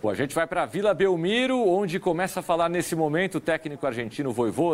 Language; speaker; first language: Portuguese; native; Portuguese